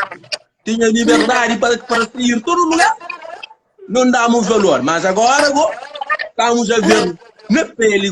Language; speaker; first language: Portuguese; non-native, learner; Kabuverdianu